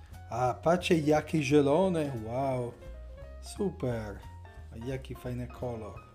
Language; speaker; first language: Polish; non-native, learner; Italian